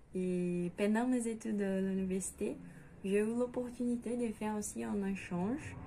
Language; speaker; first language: French; non-native, fluent; Portuguese